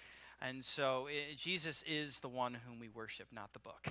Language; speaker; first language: English; native; English